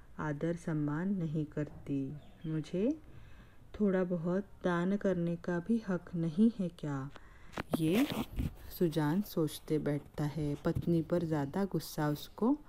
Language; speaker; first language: Hindi; non-native, local second language; Marathi